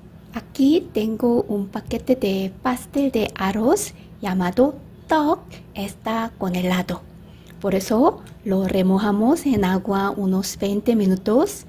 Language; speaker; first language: Spanish; non-native, fluent; Korean